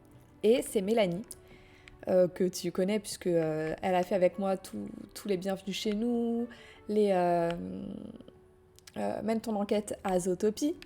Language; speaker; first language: French; native; French